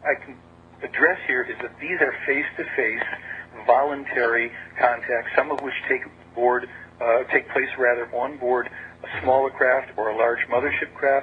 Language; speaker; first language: English; native; English